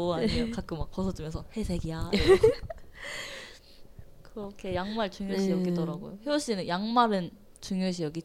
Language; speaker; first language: Korean; non-native, learner; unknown